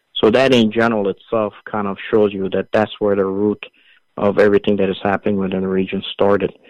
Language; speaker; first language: English; early bilingual, other home language; Assyrian Neo-Aramaic